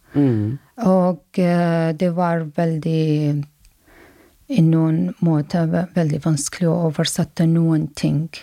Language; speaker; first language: Norwegian; non-native, learner; Arabic